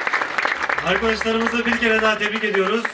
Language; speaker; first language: Turkish; native; Turkish